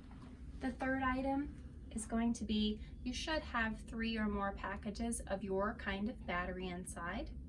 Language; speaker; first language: English; native; English